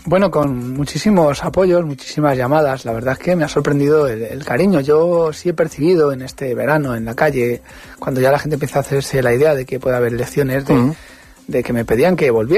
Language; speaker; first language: Spanish; native; Spanish